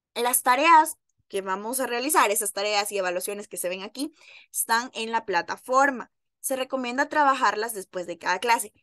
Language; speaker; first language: Spanish; native; Spanish